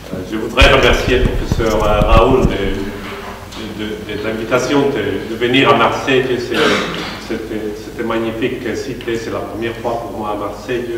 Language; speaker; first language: French; non-native, learner; Spanish